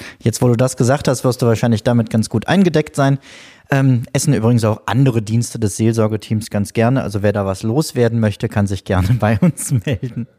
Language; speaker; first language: German; native; German